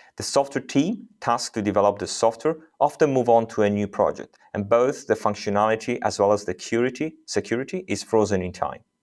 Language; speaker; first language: English; non-native, fluent; Italian